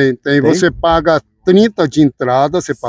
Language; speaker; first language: Portuguese; native; Portuguese